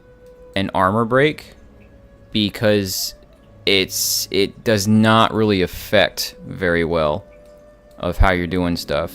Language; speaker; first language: English; native; English